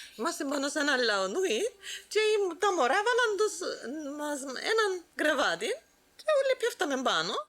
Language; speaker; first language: Greek; non-native, local second language; Turkish